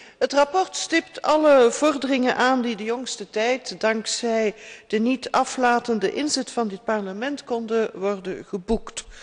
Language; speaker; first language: Dutch; native; Dutch